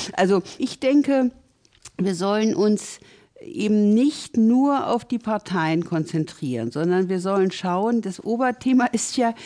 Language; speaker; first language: German; native; German